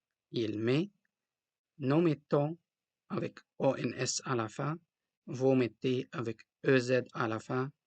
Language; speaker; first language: French; non-native, local second language; Arabic